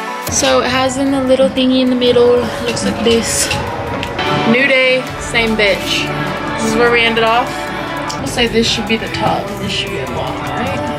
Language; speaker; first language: English; native; English